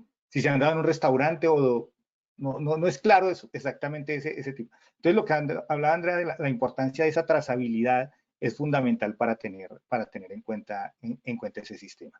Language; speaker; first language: Spanish; native; Spanish